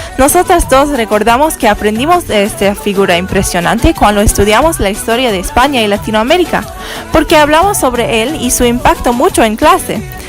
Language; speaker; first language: Spanish; non-native, learner; English